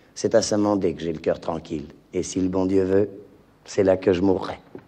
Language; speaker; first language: French; native; French